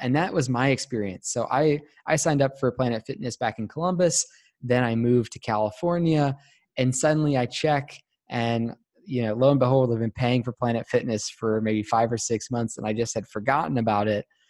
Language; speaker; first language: English; native; English